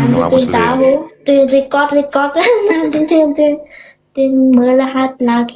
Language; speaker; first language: Indonesian; non-native, learner; Vietnamese